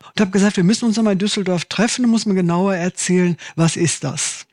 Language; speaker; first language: German; native; German